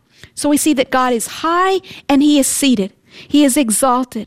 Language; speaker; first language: English; native; English